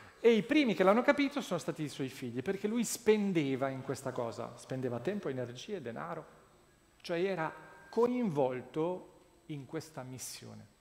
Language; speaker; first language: Italian; non-native, fluent; Russian